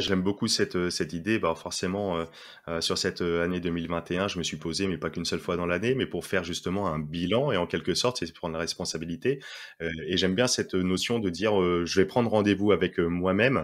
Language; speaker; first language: French; native; French